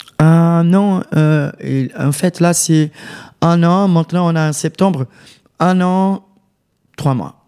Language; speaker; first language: French; non-native, learner; Portuguese